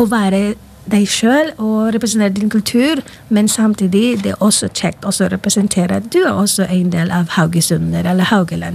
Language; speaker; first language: Norwegian; non-native, fluent; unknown